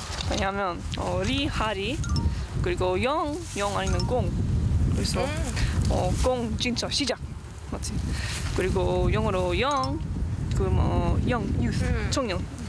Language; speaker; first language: Korean; non-native, learner; English